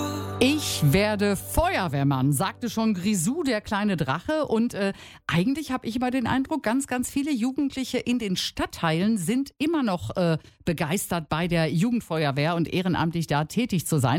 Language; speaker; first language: German; native; German